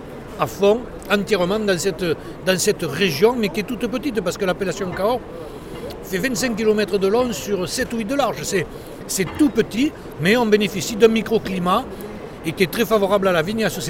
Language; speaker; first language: French; native; French